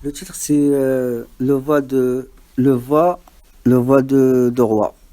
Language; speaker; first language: French; non-native, learner; Arabic